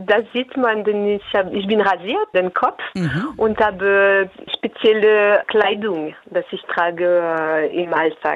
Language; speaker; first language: German; non-native, fluent; French